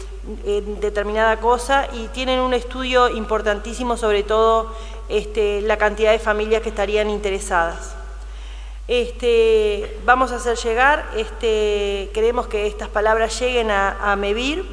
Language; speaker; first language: Spanish; native; Spanish